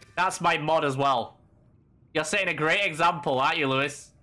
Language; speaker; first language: English; native; English